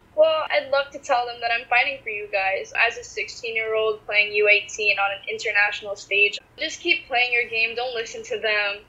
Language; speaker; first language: English; native; English